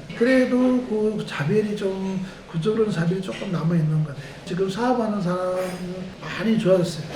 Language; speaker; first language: Korean; non-native, fluent; Nepali